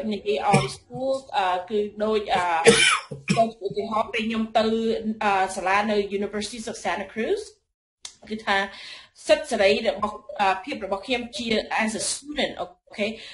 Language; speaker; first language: English; non-native, fluent; Khmer